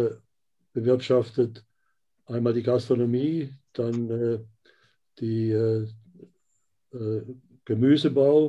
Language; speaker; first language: German; native; German